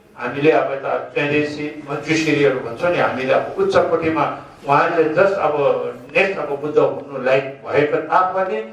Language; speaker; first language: Nepali; non-native, local second language; Sherpa